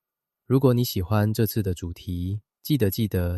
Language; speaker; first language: Chinese; native; Chinese